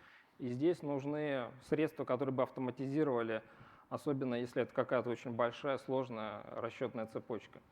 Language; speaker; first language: Russian; native; Russian